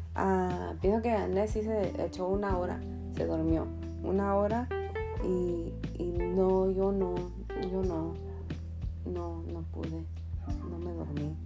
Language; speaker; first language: Spanish; early bilingual, other home language; English